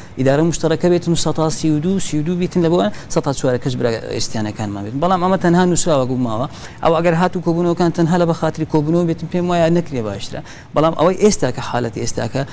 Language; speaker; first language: Central Kurdish; non-native, local second language; Azerbaijani